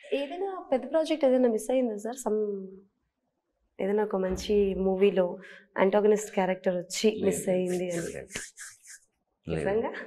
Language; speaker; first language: Telugu; native; Telugu